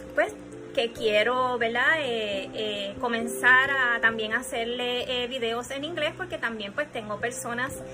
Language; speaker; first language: Spanish; early bilingual, heritage; Spanish